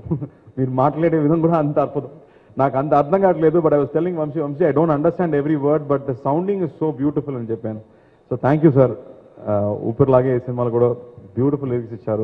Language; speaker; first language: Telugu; non-native, learner; Tamil